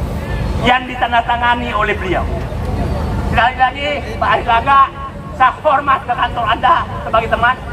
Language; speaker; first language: Indonesian; native; Indonesian